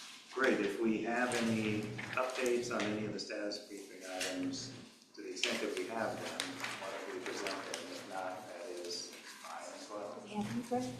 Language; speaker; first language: English; native; English